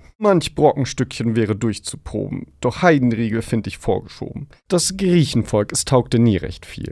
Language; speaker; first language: German; native; German